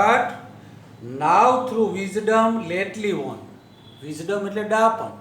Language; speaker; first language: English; non-native, local second language; Gujarati